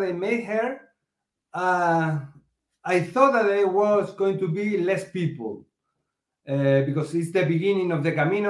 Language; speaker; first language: English; non-native, learner; Spanish